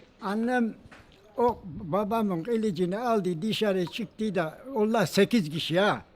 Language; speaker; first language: Turkish; non-native, local second language; Georgian